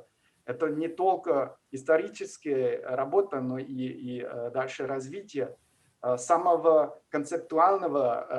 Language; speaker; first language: Russian; non-native, fluent; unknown